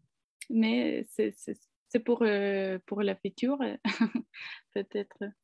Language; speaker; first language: French; non-native, learner; Ukrainian